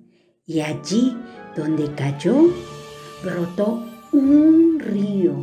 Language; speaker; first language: Spanish; native; Spanish